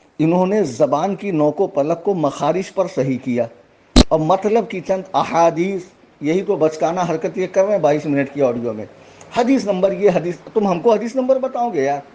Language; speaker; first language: Urdu; native; Urdu